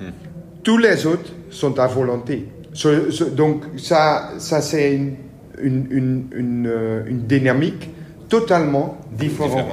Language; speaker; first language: French; non-native, learner; Dutch